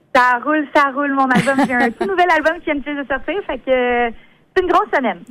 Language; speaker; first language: French; native; French